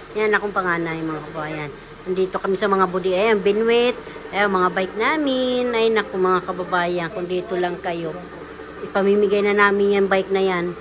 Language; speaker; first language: Filipino; native; Filipino